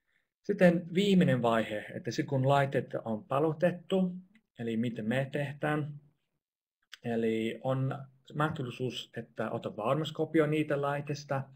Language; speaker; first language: Finnish; non-native, fluent; English